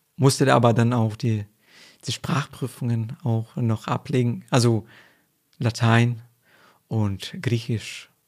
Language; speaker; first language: German; non-native, fluent; Portuguese